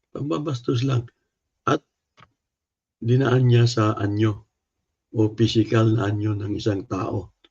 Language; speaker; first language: Filipino; non-native, local second language; Cebuano